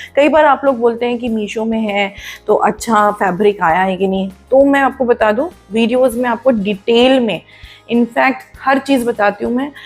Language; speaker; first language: Hindi; non-native, local second language; Marathi